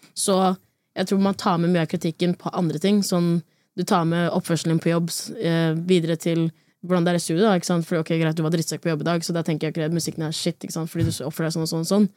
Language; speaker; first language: Norwegian; early bilingual, other home language; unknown